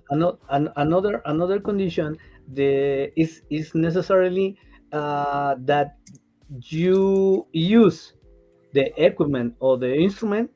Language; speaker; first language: English; non-native, learner; Spanish